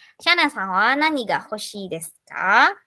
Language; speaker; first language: Japanese; non-native, fluent; Indonesian